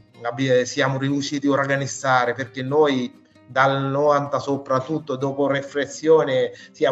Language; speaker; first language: Italian; non-native, fluent; Sinhala